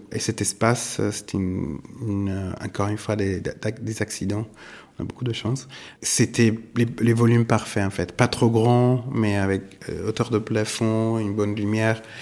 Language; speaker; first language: French; non-native, fluent; Italian